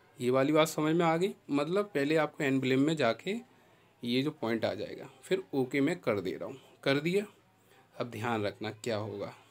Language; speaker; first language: Hindi; native; Hindi